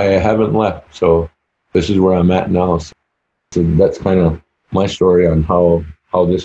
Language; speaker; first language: English; native; English